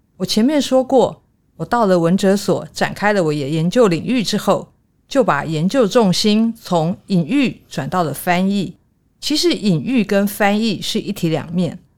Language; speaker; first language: Chinese; native; Chinese